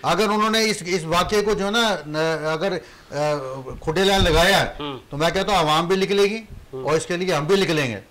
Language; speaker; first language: Urdu; native; Urdu